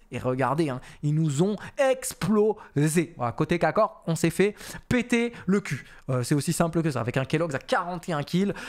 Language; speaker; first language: French; native; French